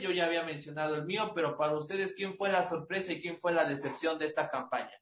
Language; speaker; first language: Spanish; native; Spanish